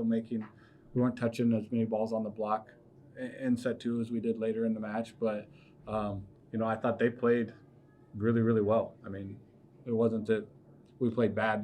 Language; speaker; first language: English; native; English